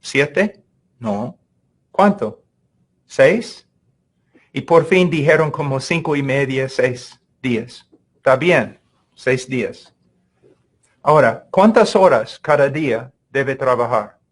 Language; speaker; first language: Spanish; non-native, fluent; English